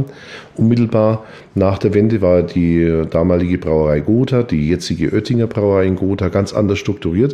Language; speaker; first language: German; native; German